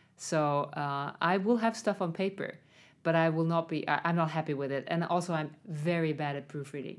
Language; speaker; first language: English; non-native, fluent; Swedish